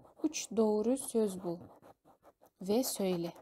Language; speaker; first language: Turkish; non-native, fluent; Kazakh